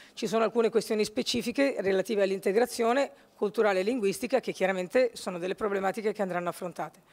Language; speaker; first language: Italian; native; Italian